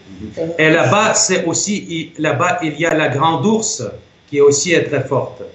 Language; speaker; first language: French; non-native, fluent; Russian